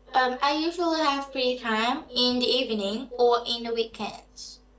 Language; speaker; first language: English; non-native, learner; Vietnamese